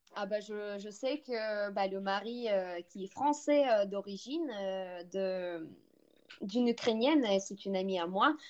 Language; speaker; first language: French; non-native, fluent; Russian